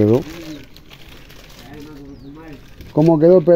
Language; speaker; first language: Spanish; native; Spanish